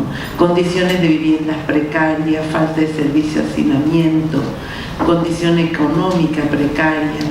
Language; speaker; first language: Spanish; native; Spanish